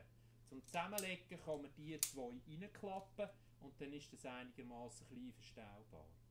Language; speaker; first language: German; native; German